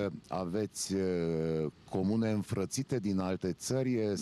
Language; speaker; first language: Romanian; native; Romanian